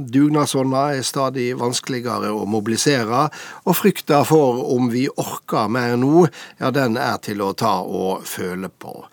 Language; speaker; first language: Norwegian; native; Norwegian